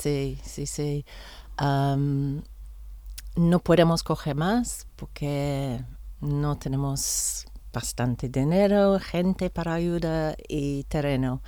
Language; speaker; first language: Spanish; non-native, learner; English